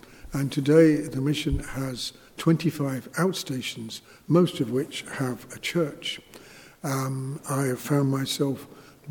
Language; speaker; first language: English; native; English